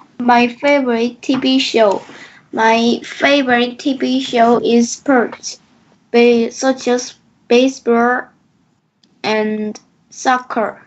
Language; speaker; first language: English; non-native, learner; Korean